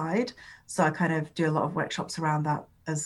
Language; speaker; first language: English; non-native, local second language; Urdu